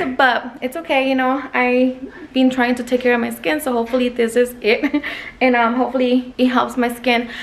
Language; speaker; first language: English; early bilingual, other home language; Spanish